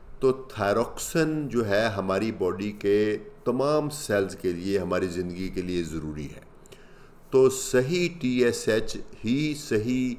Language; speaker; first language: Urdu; native; Urdu